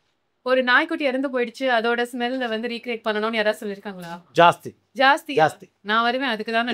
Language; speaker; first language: Tamil; native; Tamil